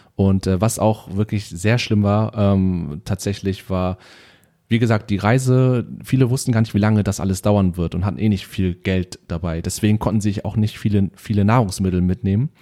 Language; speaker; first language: German; native; German